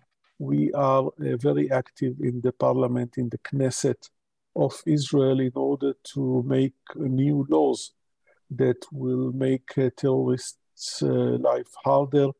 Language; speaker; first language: English; non-native, local second language; Hebrew